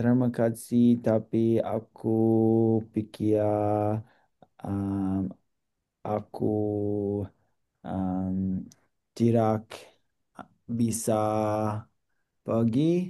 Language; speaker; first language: Indonesian; non-native, learner; English